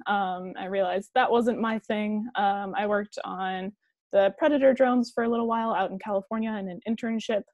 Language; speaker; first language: English; native; English